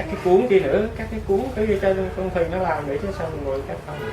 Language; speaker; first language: Vietnamese; native; Vietnamese